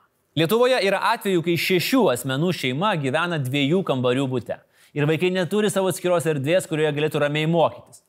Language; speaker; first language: Lithuanian; native; Lithuanian